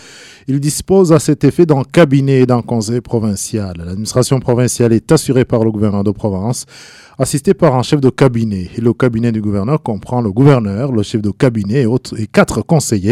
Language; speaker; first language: French; non-native, local second language; Rundi